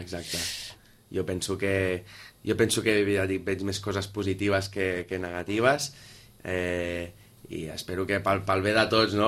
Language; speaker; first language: Catalan; native; Catalan